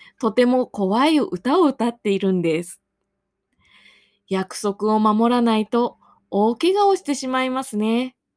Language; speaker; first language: Japanese; native; Japanese